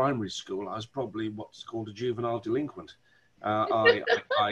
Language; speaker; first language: English; native; English